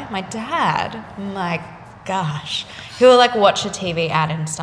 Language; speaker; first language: English; non-native, local second language; Japanese